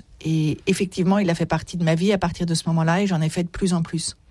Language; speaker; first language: French; native; French